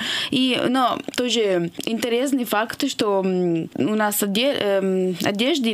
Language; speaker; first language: Russian; non-native, fluent; Italian